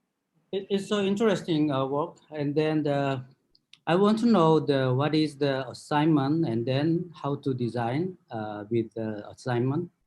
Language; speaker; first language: English; non-native, fluent; Korean